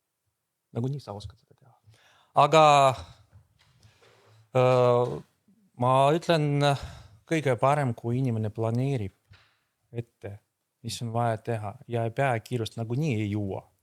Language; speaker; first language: Estonian; non-native, fluent; Russian